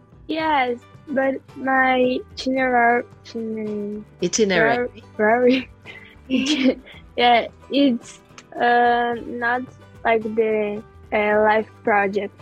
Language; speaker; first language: English; non-native, learner; Portuguese